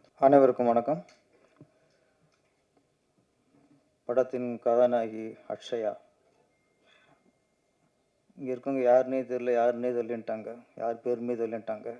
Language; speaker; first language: Tamil; native; Tamil